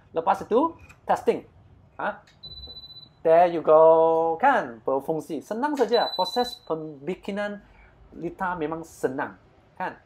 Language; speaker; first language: Malay; non-native, local second language; Chinese